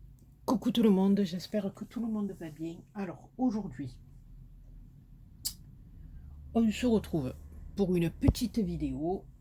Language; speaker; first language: French; native; French